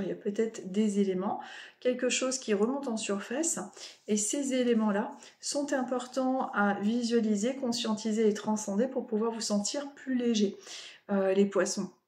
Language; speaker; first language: French; native; French